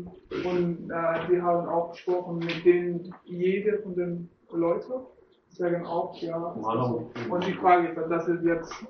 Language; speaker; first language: German; non-native, learner; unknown